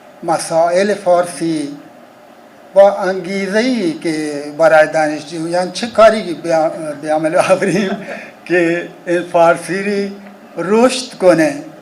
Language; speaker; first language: Persian; non-native, fluent; Urdu